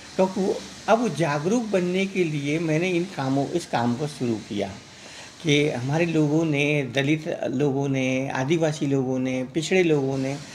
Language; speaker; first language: Hindi; native; Hindi